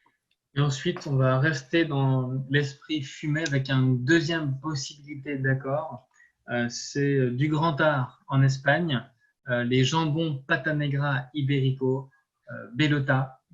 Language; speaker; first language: French; native; French